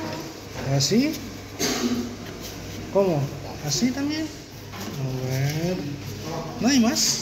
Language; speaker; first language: Spanish; non-native, learner; Filipino